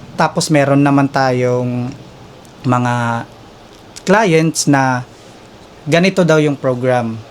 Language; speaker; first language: Filipino; non-native, local second language; Waray